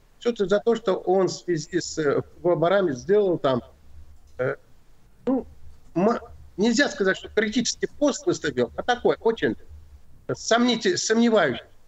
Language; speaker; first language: Russian; non-native, local second language; Azerbaijani